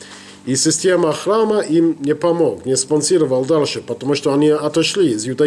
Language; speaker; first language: Russian; non-native, learner; English